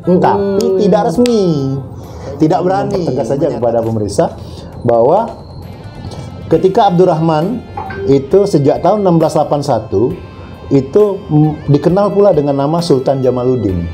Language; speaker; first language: Indonesian; native; Indonesian